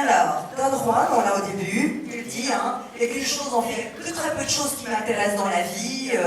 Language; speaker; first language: French; native; French